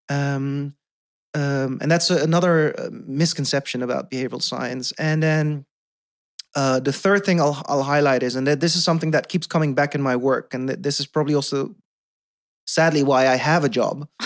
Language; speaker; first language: English; non-native, fluent; Dutch